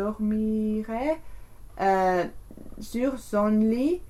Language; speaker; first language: French; non-native, learner; English